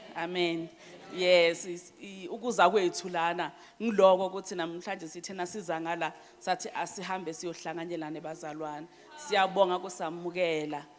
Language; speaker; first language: Zulu; non-native, local second language; Swati